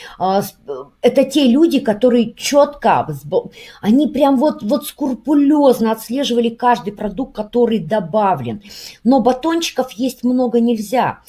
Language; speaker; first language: Russian; native; Russian